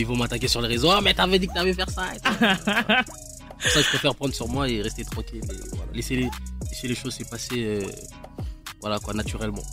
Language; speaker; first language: French; non-native, local second language; Lingala